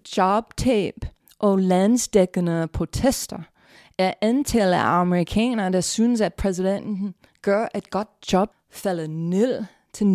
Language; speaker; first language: Danish; non-native, fluent; English